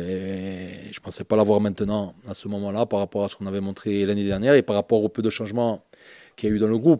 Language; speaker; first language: French; native; French